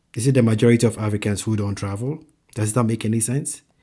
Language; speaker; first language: English; non-native, local second language; Akan